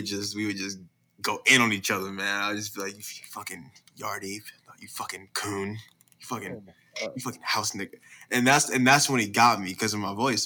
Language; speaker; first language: English; native; English